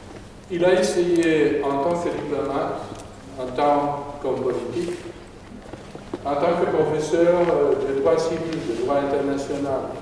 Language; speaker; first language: French; non-native, fluent; Romanian